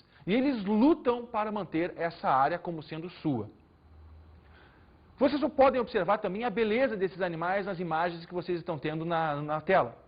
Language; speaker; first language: Portuguese; native; Portuguese